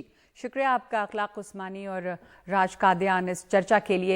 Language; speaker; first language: Hindi; native; Hindi